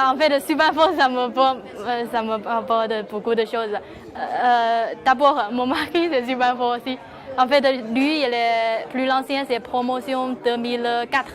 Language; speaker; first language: French; non-native, learner; Chinese